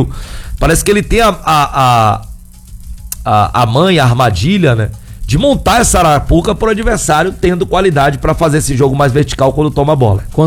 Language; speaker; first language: Portuguese; native; Portuguese